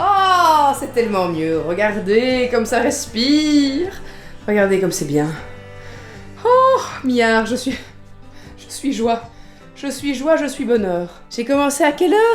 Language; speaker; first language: French; native; French